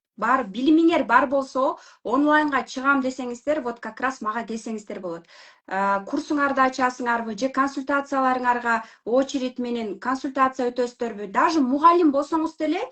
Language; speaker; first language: Kyrgyz; non-native, local second language; Russian